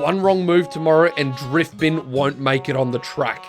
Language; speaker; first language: English; native; English